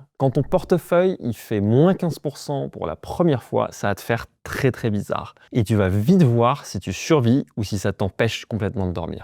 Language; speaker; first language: French; native; French